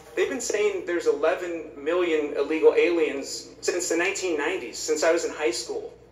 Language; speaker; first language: English; native; English